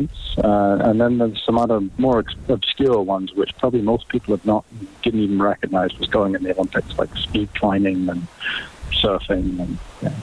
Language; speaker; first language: English; native; English